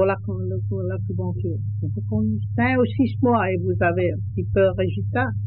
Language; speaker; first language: French; non-native, learner; Vietnamese